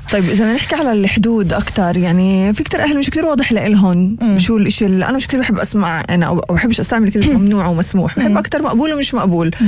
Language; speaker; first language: Arabic; native; Arabic